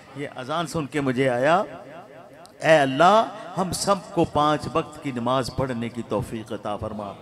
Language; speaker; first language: Urdu; non-native, local second language; Punjabi